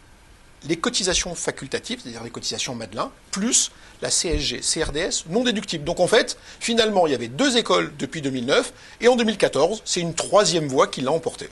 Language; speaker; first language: French; native; French